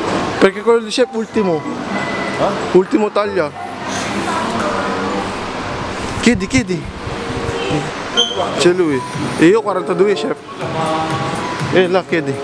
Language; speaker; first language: Italian; non-native, learner; Filipino